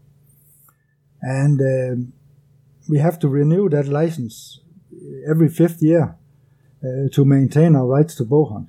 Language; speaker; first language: English; non-native, fluent; Danish